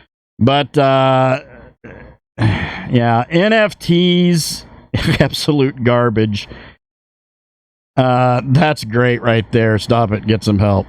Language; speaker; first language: English; native; English